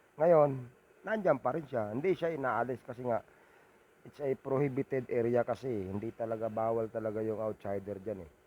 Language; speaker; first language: Filipino; non-native, local second language; Cebuano